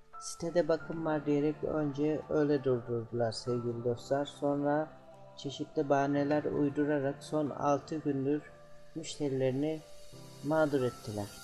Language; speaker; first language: Turkish; native; Turkish